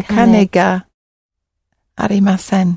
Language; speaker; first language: Japanese; non-native, learner; English